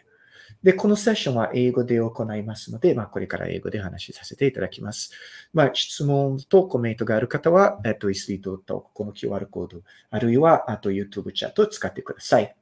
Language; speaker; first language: Japanese; non-native, fluent; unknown